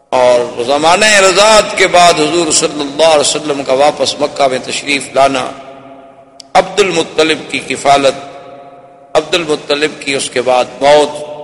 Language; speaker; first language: Urdu; native; Urdu